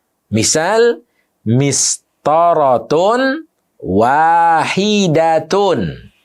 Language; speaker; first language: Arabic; non-native, fluent; Indonesian